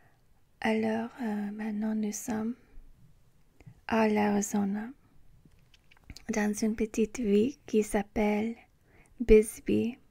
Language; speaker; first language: French; non-native, learner; English